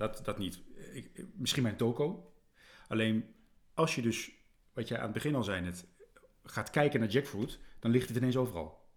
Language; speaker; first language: Dutch; native; Dutch